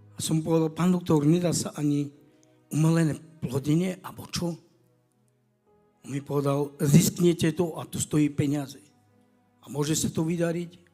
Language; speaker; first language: Slovak; non-native, local second language; Romany